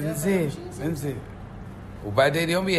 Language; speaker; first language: Arabic; native; Arabic